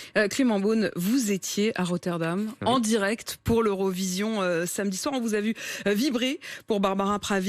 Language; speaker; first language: French; native; French